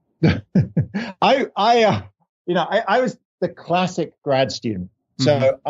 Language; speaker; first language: English; native; English